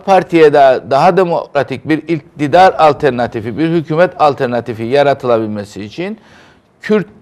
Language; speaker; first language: Turkish; native; Turkish